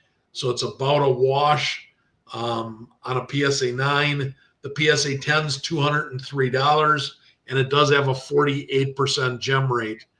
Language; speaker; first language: English; native; English